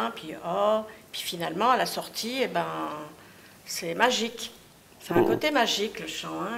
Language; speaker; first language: French; native; French